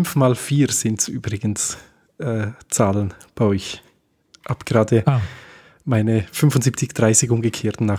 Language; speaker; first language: German; native; German